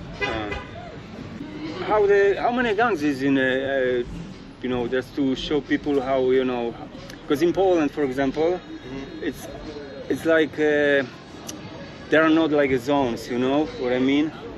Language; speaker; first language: English; non-native, learner; Polish